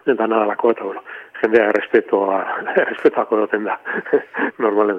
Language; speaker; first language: Basque; native; Basque